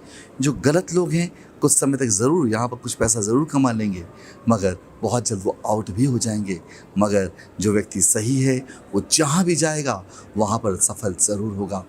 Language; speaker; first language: Hindi; native; Hindi